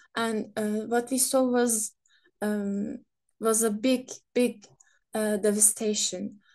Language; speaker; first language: English; non-native, fluent; Turkish